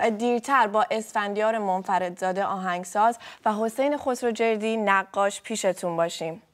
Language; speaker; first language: Persian; native; Persian